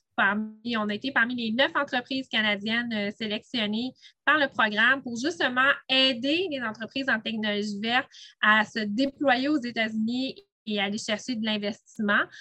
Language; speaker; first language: French; native; French